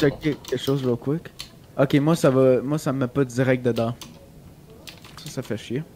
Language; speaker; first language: French; native; French